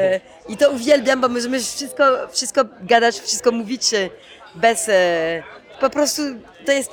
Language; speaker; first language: Polish; early bilingual, heritage; Polish